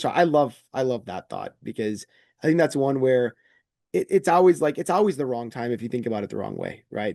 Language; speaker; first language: English; native; English